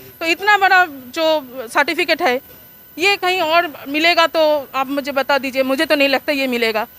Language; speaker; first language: Hindi; non-native, local second language; Bangla